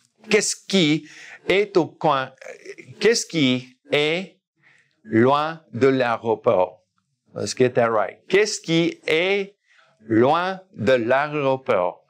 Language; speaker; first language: French; non-native, fluent; English